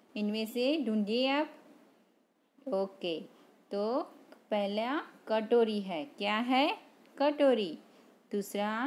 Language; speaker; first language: Hindi; non-native, local second language; Gujarati